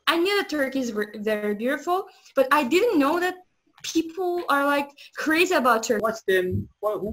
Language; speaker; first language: English; non-native, learner; Azerbaijani